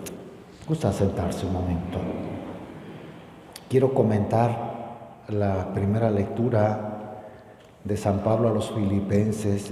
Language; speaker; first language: Spanish; native; Spanish